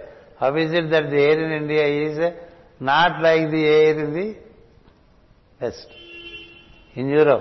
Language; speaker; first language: English; non-native, local second language; Telugu